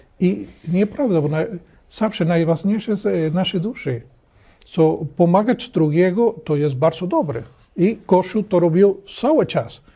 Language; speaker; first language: Polish; non-native, learner; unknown